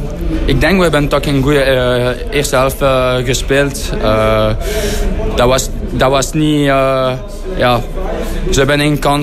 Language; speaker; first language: Dutch; non-native, fluent; French